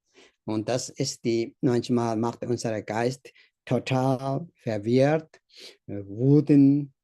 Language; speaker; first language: German; non-native, learner; Tibetan